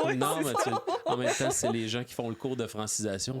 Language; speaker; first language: French; native; French